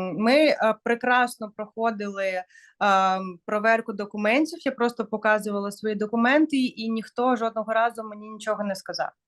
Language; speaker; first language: Ukrainian; non-native, local second language; Russian